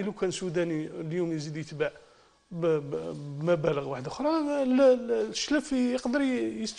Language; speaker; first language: Arabic; native; Arabic